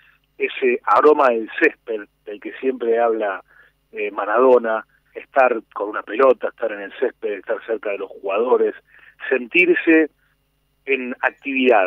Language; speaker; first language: Spanish; native; Spanish